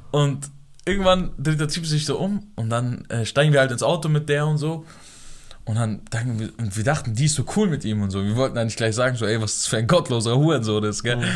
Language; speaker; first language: German; early bilingual, other home language; Persian